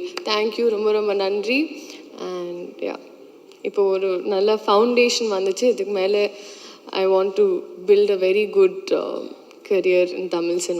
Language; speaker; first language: Tamil; non-native, fluent; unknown